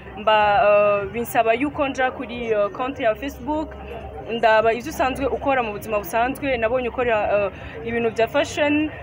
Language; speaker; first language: Rundi; native; Rundi